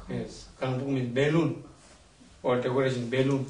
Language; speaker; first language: English; non-native, learner; Tibetan